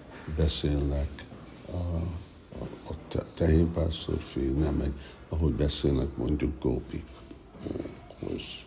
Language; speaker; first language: Hungarian; early bilingual, heritage; Hungarian